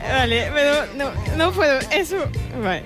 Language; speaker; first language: Spanish; non-native, learner; German